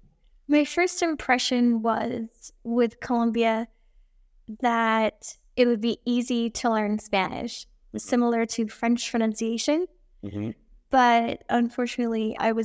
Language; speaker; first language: English; native; English